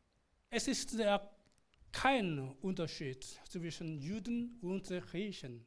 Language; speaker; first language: German; non-native, learner; Korean